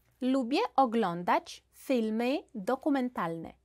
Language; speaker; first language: Polish; non-native, fluent; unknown